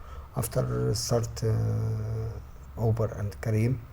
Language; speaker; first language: English; non-native, learner; Arabic